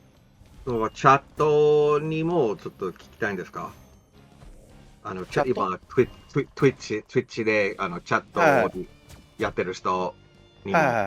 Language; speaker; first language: Japanese; non-native, fluent; English